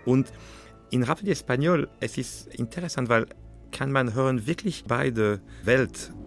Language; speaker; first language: German; non-native, fluent; French